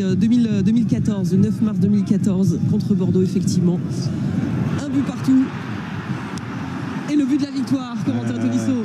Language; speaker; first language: French; native; French